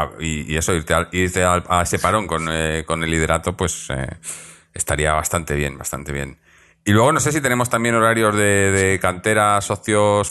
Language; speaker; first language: Spanish; native; Spanish